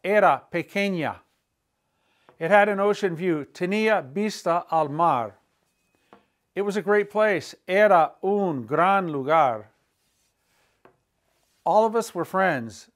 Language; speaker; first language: English; native; English